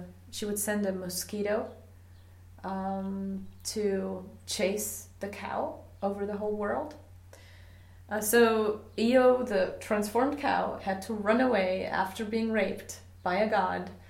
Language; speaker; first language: English; non-native, fluent; German